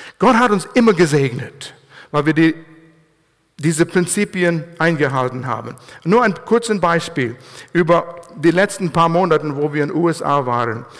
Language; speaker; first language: German; non-native, fluent; English